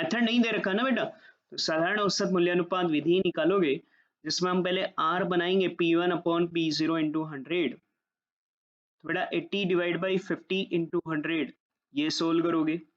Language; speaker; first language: Hindi; native; Hindi